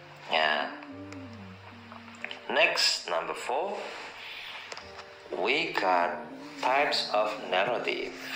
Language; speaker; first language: English; non-native, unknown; Indonesian